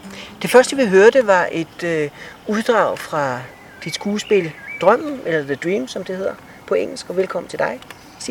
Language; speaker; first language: Danish; native; Danish